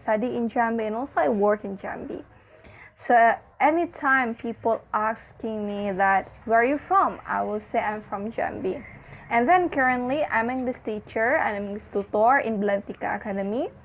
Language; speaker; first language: English; non-native, fluent; Indonesian